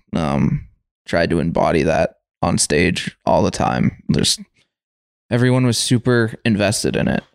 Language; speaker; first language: English; native; English